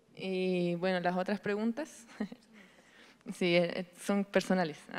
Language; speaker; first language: Spanish; native; Spanish